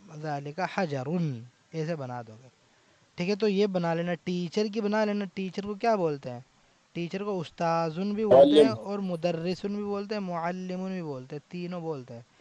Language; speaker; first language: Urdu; native; Urdu